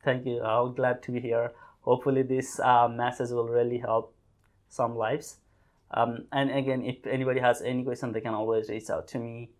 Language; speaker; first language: English; non-native, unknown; Nepali